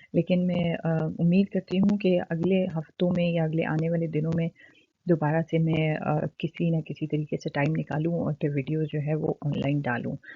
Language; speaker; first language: Urdu; native; Urdu